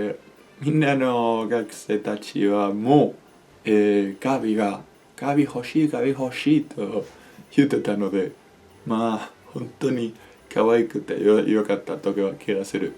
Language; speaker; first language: Japanese; non-native, learner; Spanish